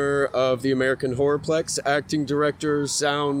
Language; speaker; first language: English; native; English